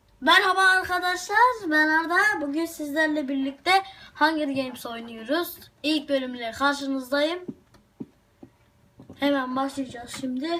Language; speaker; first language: Turkish; native; Turkish